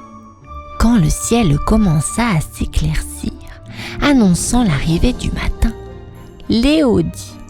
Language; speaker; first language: French; native; French